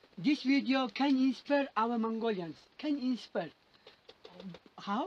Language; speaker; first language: English; non-native, learner; Mongolian